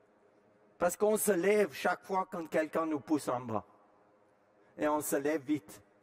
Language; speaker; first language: French; non-native, fluent; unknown